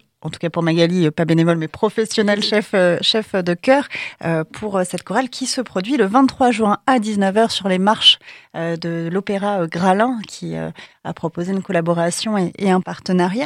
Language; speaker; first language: French; native; French